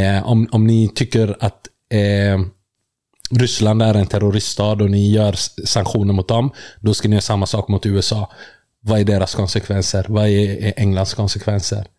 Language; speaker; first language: Swedish; early bilingual, other home language; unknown